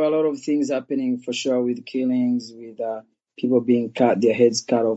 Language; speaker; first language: English; non-native, local second language; Kinyarwanda